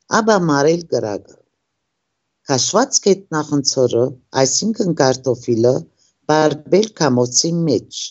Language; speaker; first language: Armenian; early bilingual, heritage; Armenian